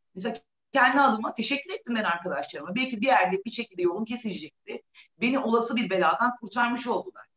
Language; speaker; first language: Turkish; native; Turkish